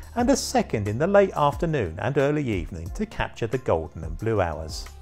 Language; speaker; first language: English; native; English